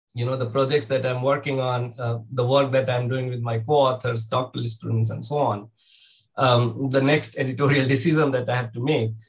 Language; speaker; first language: English; non-native, local second language; Hindi